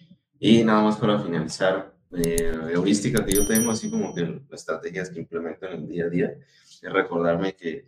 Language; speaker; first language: Spanish; native; Spanish